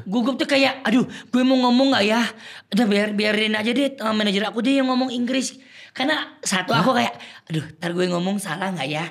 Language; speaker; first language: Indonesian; non-native, fluent; Thai